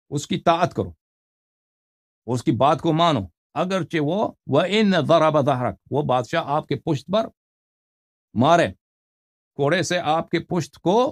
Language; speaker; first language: Urdu; non-native, fluent; Persian